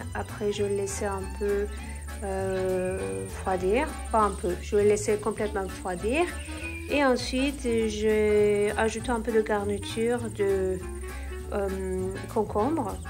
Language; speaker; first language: French; non-native, fluent; Turkish